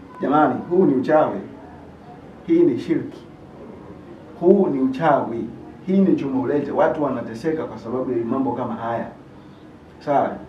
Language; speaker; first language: Swahili; native; Swahili